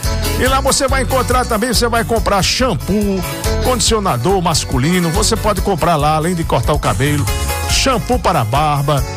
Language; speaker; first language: Portuguese; native; Portuguese